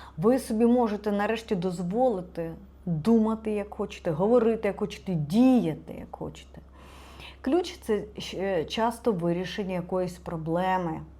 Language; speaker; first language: Ukrainian; non-native, local second language; Russian